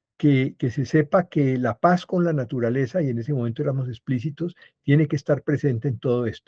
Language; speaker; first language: Spanish; native; Spanish